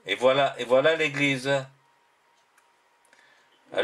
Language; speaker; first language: French; native; French